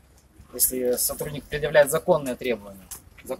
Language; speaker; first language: Russian; native; Russian